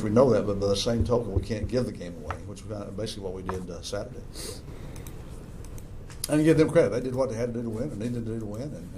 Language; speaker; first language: English; native; English